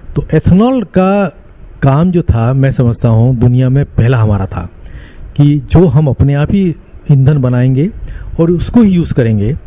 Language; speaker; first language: Hindi; native; Hindi